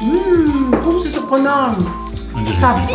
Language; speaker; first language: French; native; French